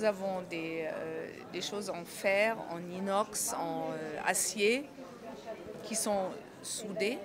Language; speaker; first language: French; non-native, fluent; German